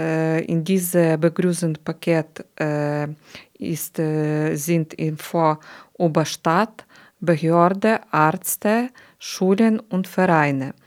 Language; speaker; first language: German; non-native, learner; Ukrainian